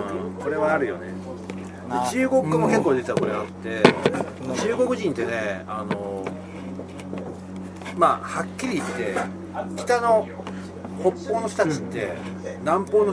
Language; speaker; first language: Japanese; native; Japanese